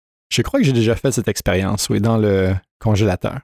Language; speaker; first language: French; early bilingual, heritage; French